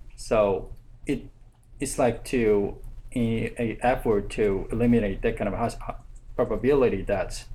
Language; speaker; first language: English; non-native, fluent; Korean